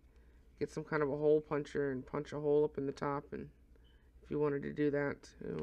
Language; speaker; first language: English; native; English